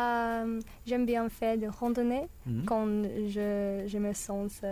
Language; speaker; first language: French; non-native, learner; English